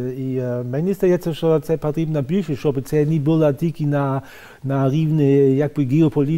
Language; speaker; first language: Ukrainian; non-native, fluent; German